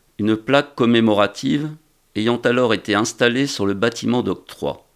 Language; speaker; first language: French; native; French